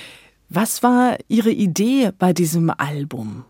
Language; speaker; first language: German; native; German